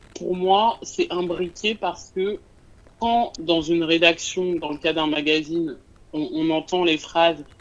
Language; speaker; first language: French; native; French